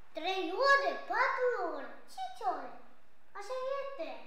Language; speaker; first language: Romanian; non-native, learner; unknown